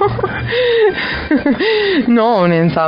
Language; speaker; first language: French; non-native, fluent; Spanish